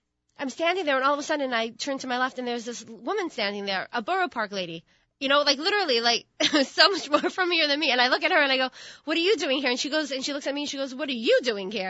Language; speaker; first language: English; native; English